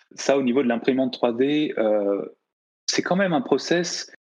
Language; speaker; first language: French; native; French